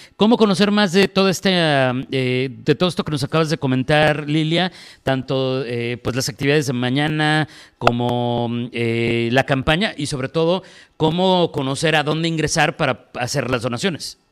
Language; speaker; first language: Spanish; native; Spanish